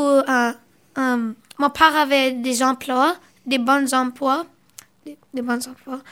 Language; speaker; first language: French; early bilingual, other home language; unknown